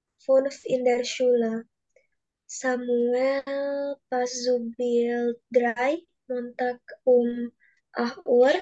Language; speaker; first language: German; non-native, learner; Indonesian